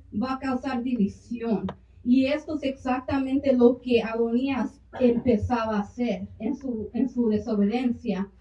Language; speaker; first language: Spanish; early bilingual, heritage; Spanish